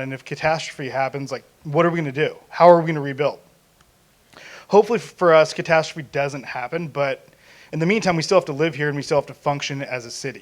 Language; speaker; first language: English; native; English